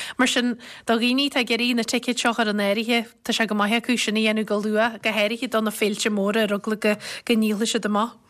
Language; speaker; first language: Irish; native; Irish